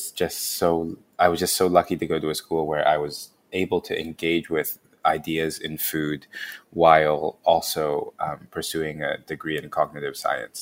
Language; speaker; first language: English; non-native, local second language; Cantonese